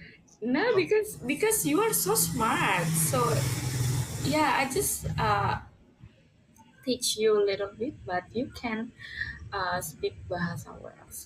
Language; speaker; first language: English; non-native, learner; Indonesian